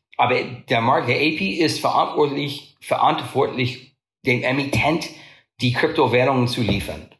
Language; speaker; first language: German; non-native, fluent; English